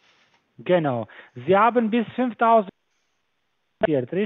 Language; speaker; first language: German; non-native, fluent; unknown